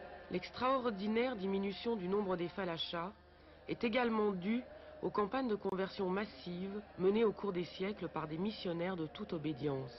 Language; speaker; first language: French; native; French